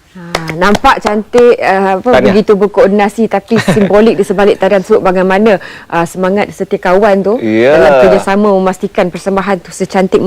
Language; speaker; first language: Malay; native; Malay